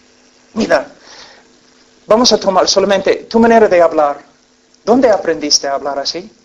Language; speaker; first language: Spanish; non-native, fluent; English